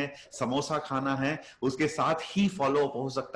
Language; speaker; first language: Hindi; native; Hindi